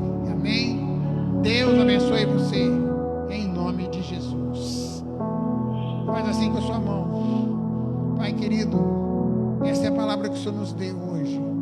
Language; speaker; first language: Portuguese; native; Portuguese